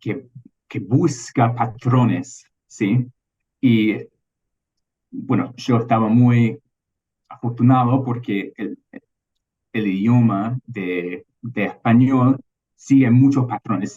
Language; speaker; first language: Spanish; non-native, fluent; English